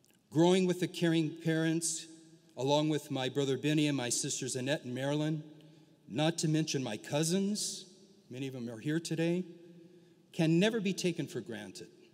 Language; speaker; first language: English; early bilingual, other home language; Portuguese